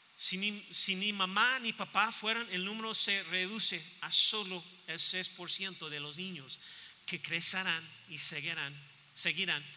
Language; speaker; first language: Spanish; non-native, fluent; English